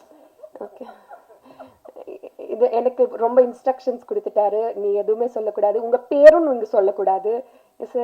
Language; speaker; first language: Tamil; non-native, learner; Telugu